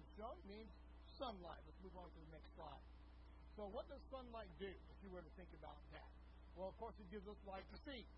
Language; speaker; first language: English; native; English